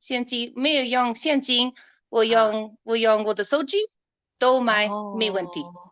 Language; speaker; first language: Chinese; non-native, learner; English